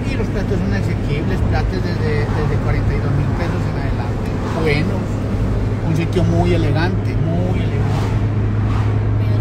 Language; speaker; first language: Spanish; native; Spanish